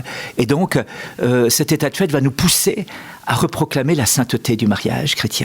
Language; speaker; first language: French; native; French